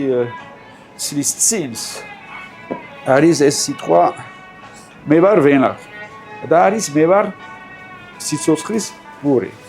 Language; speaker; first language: Georgian; non-native, learner; French